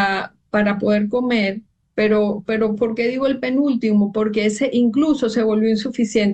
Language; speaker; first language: Spanish; native; Spanish